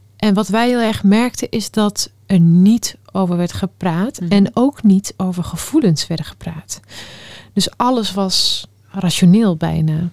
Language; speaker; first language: Dutch; early bilingual, other home language; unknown